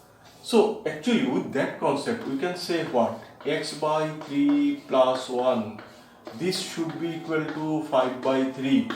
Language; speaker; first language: English; non-native, local second language; Bangla